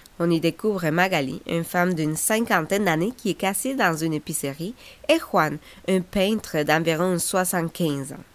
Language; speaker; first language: French; non-native, fluent; Spanish